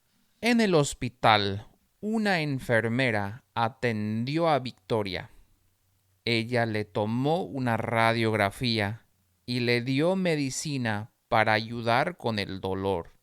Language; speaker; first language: Spanish; non-native, fluent; English